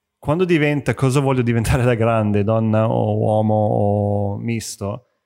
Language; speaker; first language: Italian; early bilingual, heritage; Italian